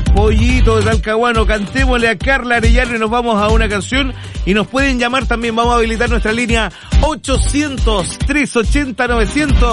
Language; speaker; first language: Spanish; native; Spanish